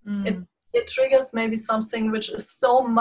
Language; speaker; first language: English; non-native, fluent; German